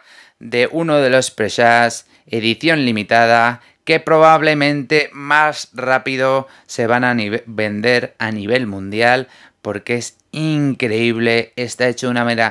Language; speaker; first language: Spanish; native; Spanish